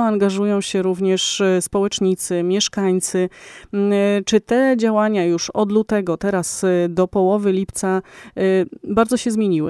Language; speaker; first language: Polish; native; Polish